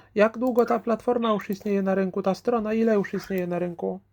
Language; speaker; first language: Polish; native; Polish